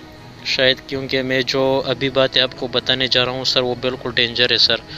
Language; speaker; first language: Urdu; non-native, local second language; Pashto